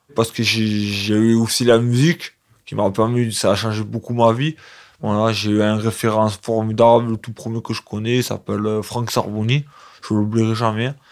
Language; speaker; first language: French; native; French